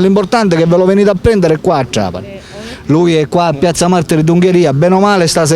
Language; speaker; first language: Italian; native; Italian